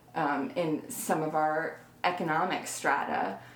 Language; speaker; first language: English; native; English